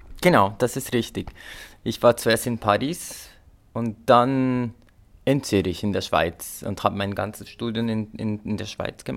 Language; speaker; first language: German; non-native, fluent; Portuguese